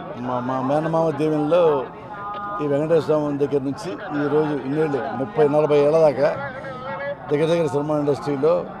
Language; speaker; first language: Telugu; native; Telugu